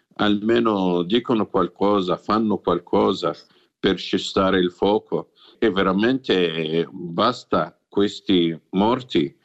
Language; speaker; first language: Italian; non-native, fluent; Arabic